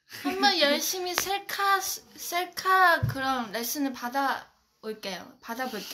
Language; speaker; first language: Korean; non-native, fluent; Chinese